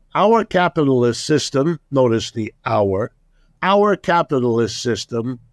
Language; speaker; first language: English; early bilingual, other home language; German